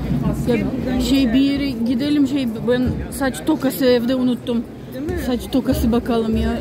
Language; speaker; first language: Turkish; non-native, fluent; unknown